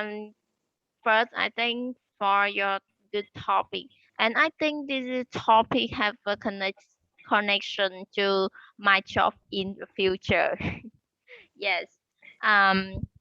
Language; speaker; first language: English; non-native, learner; Vietnamese